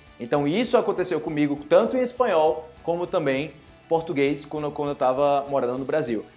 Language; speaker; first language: Portuguese; native; Portuguese